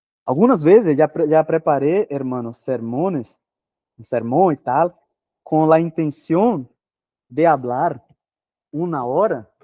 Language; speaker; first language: Spanish; non-native, fluent; Portuguese